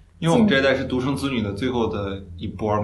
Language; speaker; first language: Chinese; native; Chinese